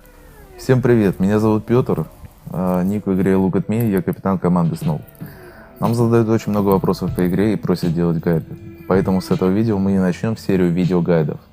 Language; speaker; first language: Russian; native; Russian